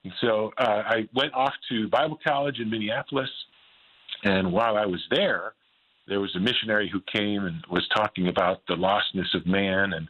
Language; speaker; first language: English; native; English